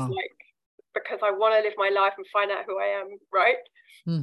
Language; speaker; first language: English; native; English